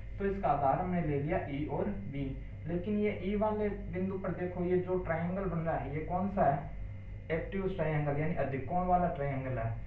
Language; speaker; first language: Hindi; native; Hindi